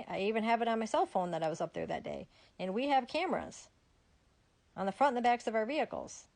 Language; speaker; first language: English; native; English